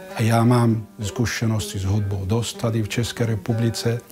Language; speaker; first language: Czech; non-native, fluent; Arabic